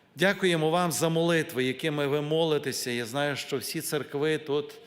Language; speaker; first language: Ukrainian; native; Ukrainian